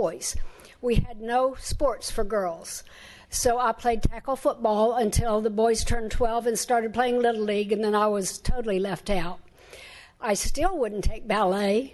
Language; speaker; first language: English; native; English